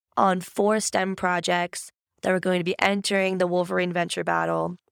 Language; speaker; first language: English; native; English